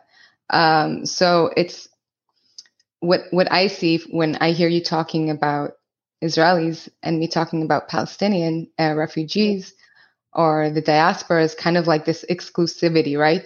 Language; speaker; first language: English; early bilingual, other home language; Hebrew